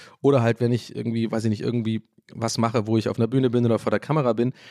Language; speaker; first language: German; native; German